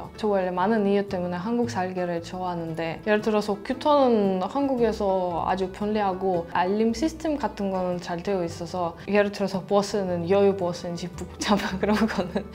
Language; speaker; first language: Korean; non-native, fluent; Russian